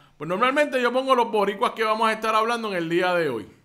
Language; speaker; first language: Spanish; native; Spanish